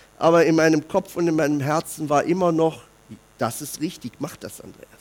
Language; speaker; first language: German; native; German